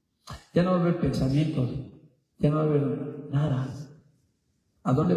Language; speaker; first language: Spanish; native; Spanish